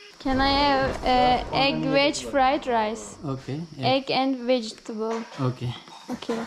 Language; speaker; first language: English; non-native, learner; Turkish